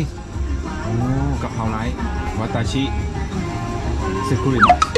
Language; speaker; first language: Japanese; non-native, learner; Thai